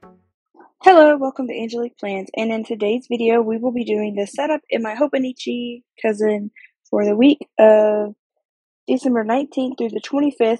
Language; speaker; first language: English; native; English